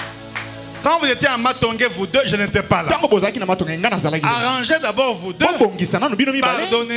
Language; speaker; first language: French; non-native, local second language; Lingala